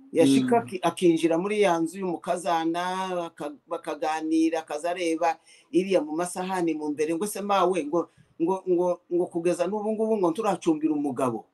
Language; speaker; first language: Kinyarwanda; native; Kinyarwanda